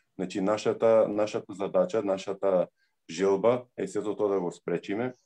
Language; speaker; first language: Macedonian; early bilingual, heritage; Macedonian